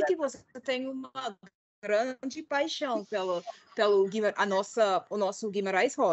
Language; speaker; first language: Portuguese; non-native, fluent; English